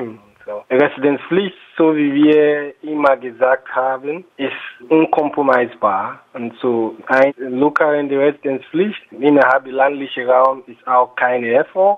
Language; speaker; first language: German; non-native, fluent; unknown